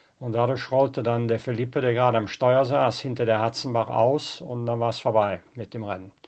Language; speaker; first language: German; native; German